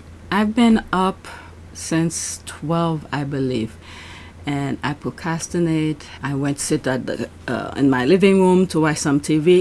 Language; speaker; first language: English; native; English